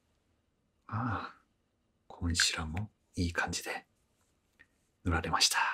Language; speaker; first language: Japanese; non-native, fluent; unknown